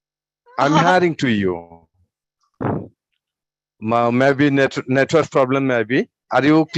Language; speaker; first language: English; non-native, learner; Bangla